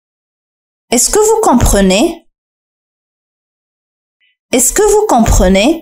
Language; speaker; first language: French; non-native, fluent; Arabic